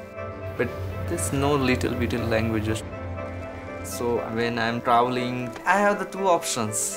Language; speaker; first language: English; non-native, local second language; Marathi